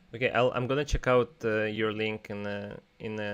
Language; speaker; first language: English; non-native, fluent; Russian